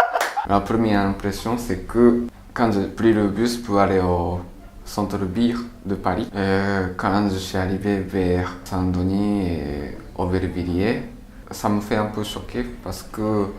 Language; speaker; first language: French; non-native, learner; Japanese